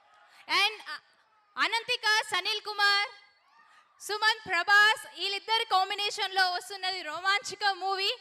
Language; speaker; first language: Telugu; native; Telugu